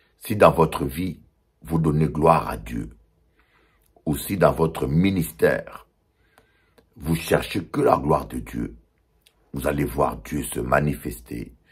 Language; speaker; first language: French; non-native, local second language; Lingala